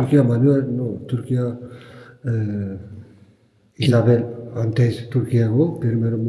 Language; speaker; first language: Spanish; non-native, learner; Turkish